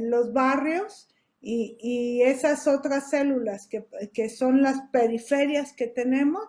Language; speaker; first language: Spanish; native; Spanish